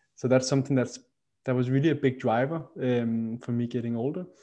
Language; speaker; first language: English; non-native, fluent; Danish